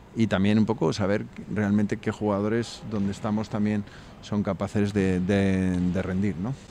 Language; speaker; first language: Spanish; native; Spanish